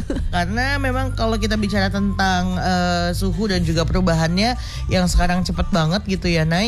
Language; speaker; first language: Indonesian; native; Indonesian